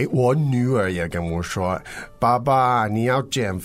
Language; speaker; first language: Chinese; non-native, fluent; English